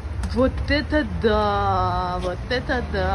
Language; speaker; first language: Russian; native; Russian